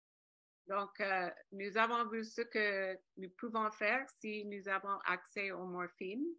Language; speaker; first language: French; non-native, fluent; English